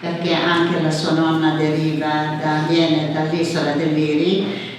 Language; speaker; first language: Italian; early bilingual, heritage; English